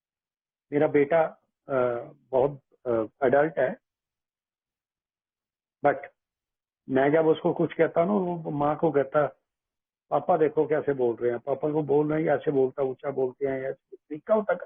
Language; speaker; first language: Hindi; native; Hindi